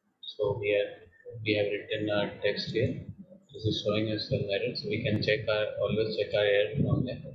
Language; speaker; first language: English; non-native, fluent; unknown